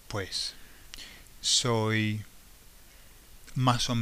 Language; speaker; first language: Spanish; non-native, fluent; English